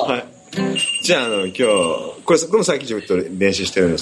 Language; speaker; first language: Japanese; native; Japanese